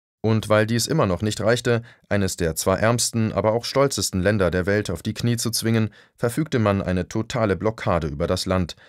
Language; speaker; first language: German; native; German